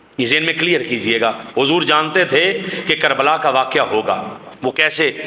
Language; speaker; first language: Urdu; non-native, local second language; Punjabi